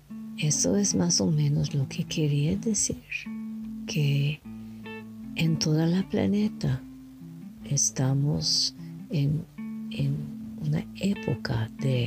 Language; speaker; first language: Spanish; non-native, learner; French